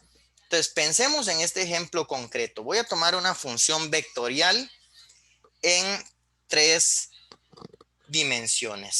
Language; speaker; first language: Spanish; native; Spanish